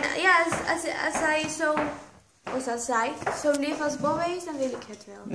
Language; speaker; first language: Dutch; non-native, learner; Spanish